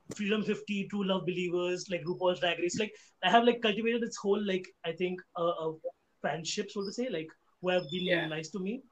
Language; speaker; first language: English; non-native, local second language; Hindi